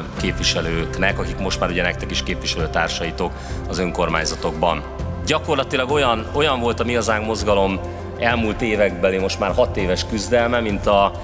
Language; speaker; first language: Hungarian; native; Hungarian